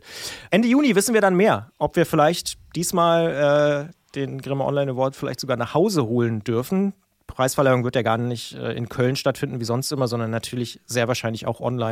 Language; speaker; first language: German; native; German